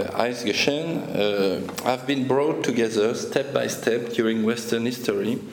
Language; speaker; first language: English; non-native, fluent; French